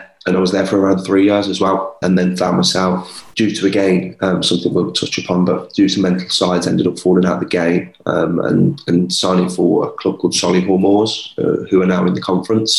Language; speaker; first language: English; native; English